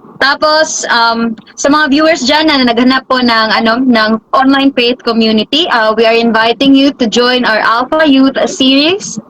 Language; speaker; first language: Filipino; non-native, local second language; Cebuano